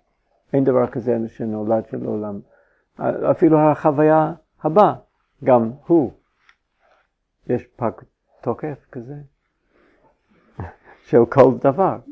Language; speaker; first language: Hebrew; non-native, fluent; English